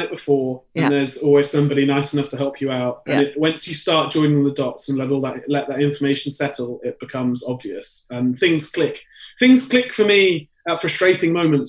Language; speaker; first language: English; native; English